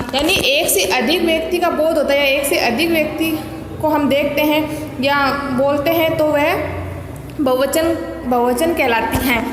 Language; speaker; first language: Hindi; native; Hindi